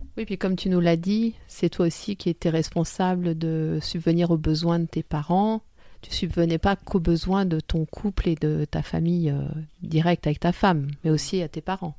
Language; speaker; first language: French; native; French